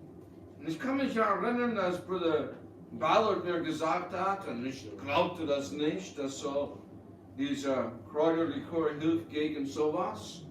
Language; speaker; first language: German; early bilingual, heritage; English